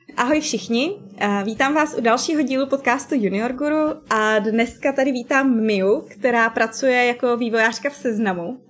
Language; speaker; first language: Czech; native; Czech